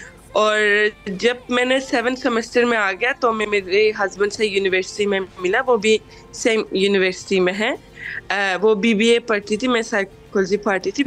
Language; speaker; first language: Hindi; non-native, fluent; Turkish